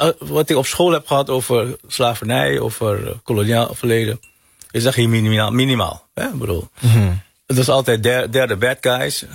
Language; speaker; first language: Dutch; early bilingual, other home language; Hakka Chinese